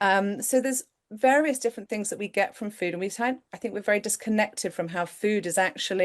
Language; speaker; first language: English; native; English